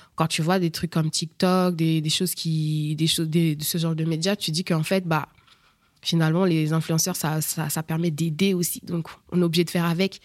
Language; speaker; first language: French; early bilingual, other home language; Bambara